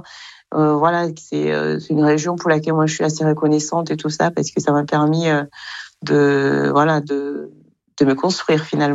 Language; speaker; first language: French; non-native, local second language; Kinyarwanda